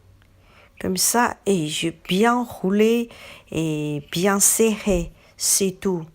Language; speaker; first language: French; non-native, learner; Chinese